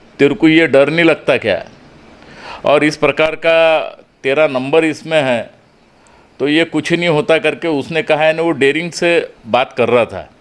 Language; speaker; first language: Hindi; non-native, local second language; Marathi